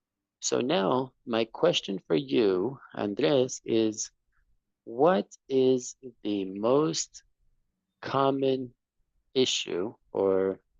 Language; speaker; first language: English; non-native, fluent; Spanish